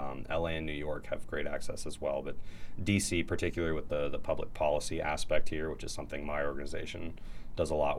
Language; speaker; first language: English; native; English